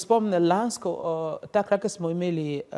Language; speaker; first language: Slovenian; non-native, learner; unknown